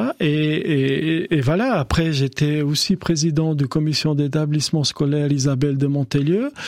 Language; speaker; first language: French; non-native, fluent; Albanian